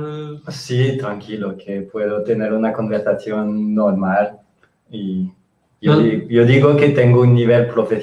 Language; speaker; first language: Spanish; non-native, fluent; French